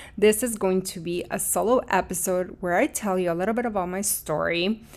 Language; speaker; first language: English; early bilingual, other home language; Spanish